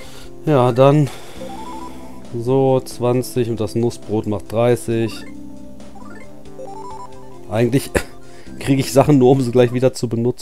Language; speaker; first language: German; native; German